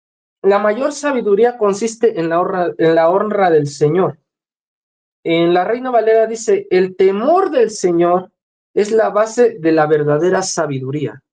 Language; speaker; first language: Spanish; native; Spanish